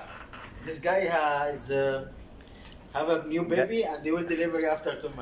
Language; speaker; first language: English; non-native, learner; Arabic